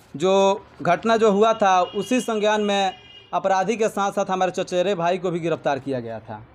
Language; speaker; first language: Hindi; native; Hindi